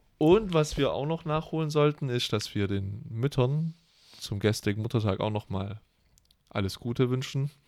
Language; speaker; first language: German; native; German